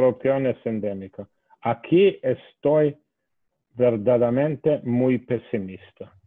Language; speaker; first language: Spanish; non-native, fluent; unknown